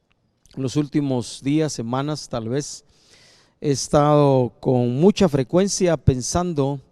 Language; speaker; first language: Spanish; native; Spanish